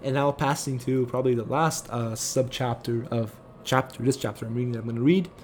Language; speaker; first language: English; non-native, fluent; Portuguese